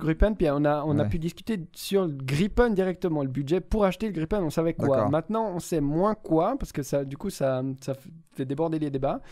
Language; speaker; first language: French; native; French